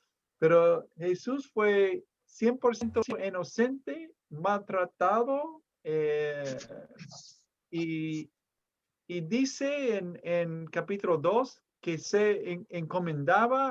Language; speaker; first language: Spanish; non-native, fluent; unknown